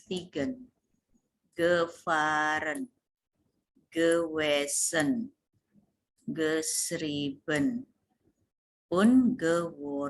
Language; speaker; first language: German; non-native, fluent; Indonesian